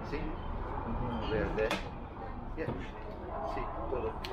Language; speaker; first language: Spanish; non-native, learner; English